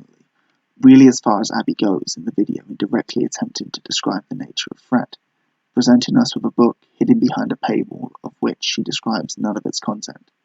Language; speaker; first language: English; native; English